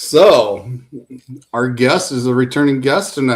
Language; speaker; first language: English; native; English